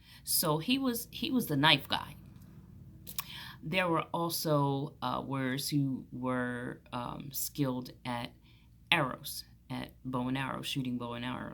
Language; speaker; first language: English; native; English